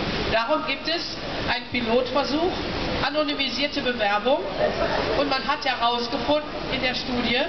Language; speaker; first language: German; native; German